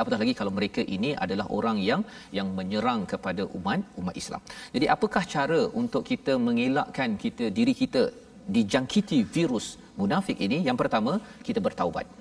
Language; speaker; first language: Malay; native; Malay